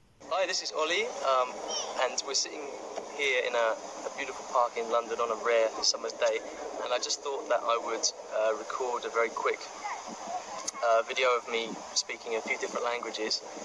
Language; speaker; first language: English; native; English